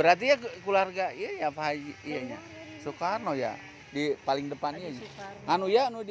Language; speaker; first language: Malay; non-native, local second language; Sundanese